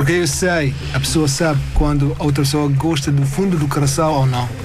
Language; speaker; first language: Portuguese; non-native, learner; Arabic